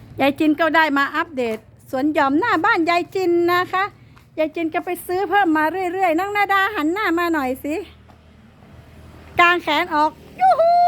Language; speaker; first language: Thai; native; Thai